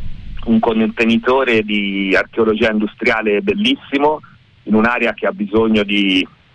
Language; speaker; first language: Italian; native; Italian